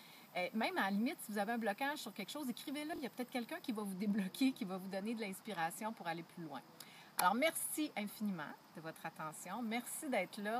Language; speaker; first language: French; native; French